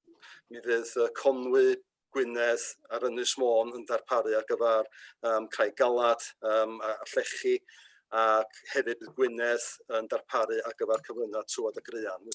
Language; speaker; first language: Welsh; native; Welsh